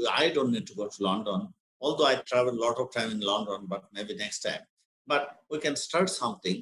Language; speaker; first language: English; non-native, local second language; Bangla